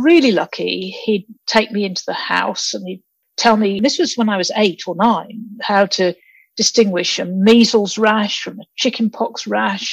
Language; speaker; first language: English; native; English